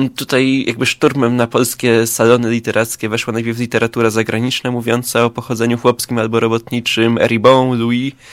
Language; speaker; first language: Polish; native; Polish